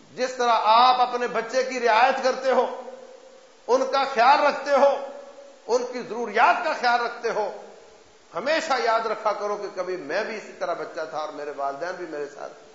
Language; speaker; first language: Urdu; native; Urdu